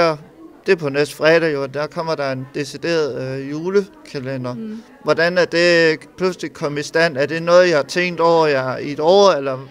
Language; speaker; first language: Danish; native; Danish